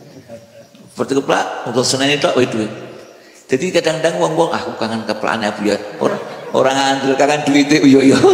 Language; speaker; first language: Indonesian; non-native, local second language; Javanese